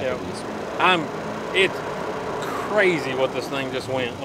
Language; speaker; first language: English; native; English